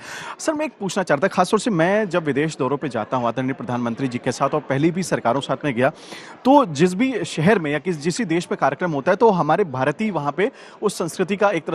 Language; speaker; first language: Hindi; native; Hindi